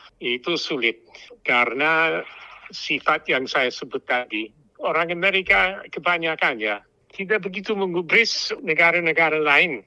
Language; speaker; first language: Indonesian; non-native, fluent; English